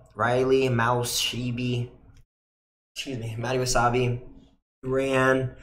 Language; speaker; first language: English; native; English